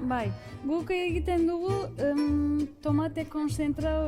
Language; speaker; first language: Basque; non-native, learner; Turkish